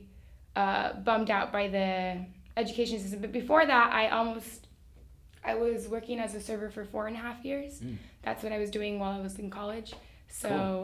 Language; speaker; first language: English; early bilingual, other home language; Spanish